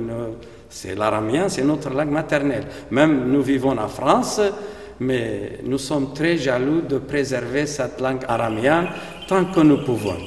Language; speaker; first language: French; non-native, fluent; Aramaic